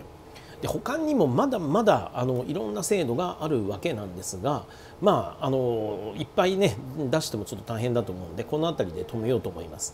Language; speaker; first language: Japanese; native; Japanese